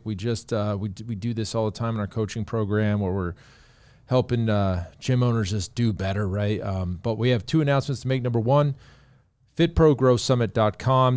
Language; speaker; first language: English; native; English